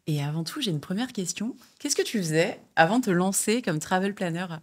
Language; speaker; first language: French; native; French